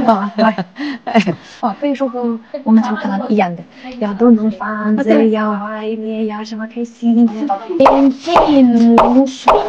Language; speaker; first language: Chinese; non-native, learner; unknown